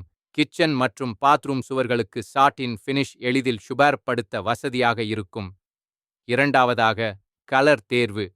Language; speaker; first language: Tamil; native; Tamil